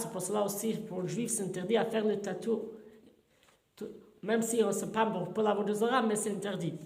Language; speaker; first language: French; non-native, fluent; English